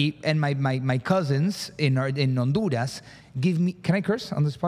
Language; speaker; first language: English; early bilingual, other home language; Spanish